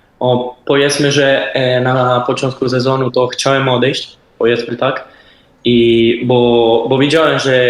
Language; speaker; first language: Polish; early bilingual, heritage; Polish